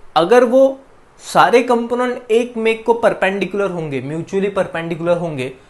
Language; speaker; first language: Hindi; non-native, local second language; Marathi